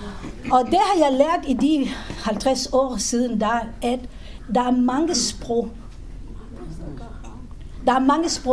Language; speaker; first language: Danish; non-native, fluent; Hebrew